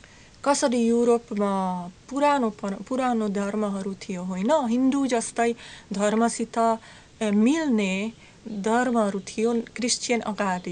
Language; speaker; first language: Nepali; non-native, learner; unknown